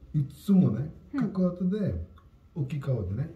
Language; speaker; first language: Japanese; non-native, learner; Hindi